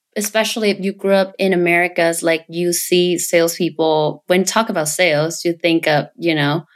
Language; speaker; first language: English; non-native, fluent; Vietnamese